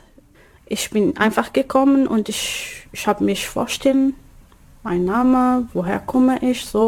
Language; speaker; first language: German; non-native, learner; Arabic